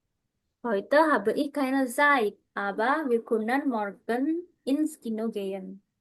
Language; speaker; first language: German; non-native, fluent; Indonesian